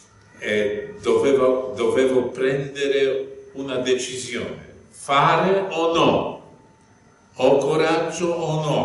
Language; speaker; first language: Italian; non-native, fluent; Polish